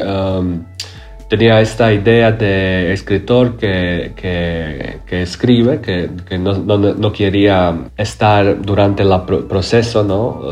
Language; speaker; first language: Spanish; non-native, learner; Croatian